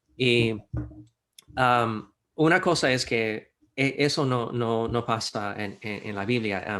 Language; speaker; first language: Spanish; non-native, fluent; English